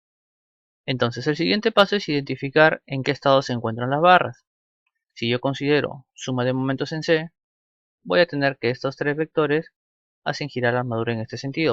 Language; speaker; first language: Spanish; native; Spanish